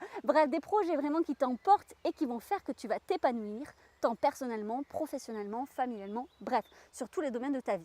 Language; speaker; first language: French; native; French